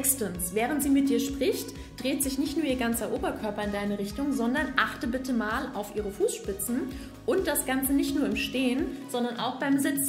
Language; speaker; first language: German; native; German